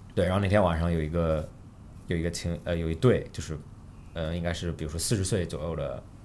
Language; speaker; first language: Chinese; early bilingual, heritage; Chinese